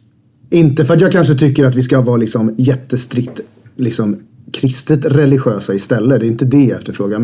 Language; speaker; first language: Swedish; native; Swedish